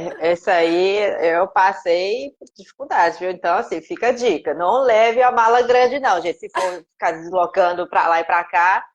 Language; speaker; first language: Portuguese; non-native, fluent; Japanese